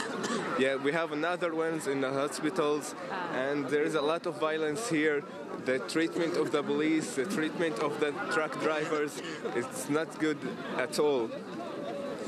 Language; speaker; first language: English; non-native, fluent; Arabic